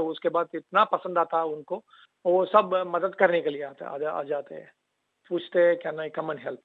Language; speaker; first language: Hindi; non-native, local second language; Tamil